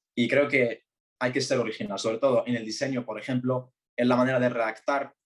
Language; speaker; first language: Spanish; early bilingual, other home language; Arabic